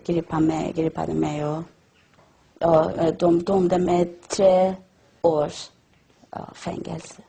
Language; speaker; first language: Swedish; non-native, learner; Persian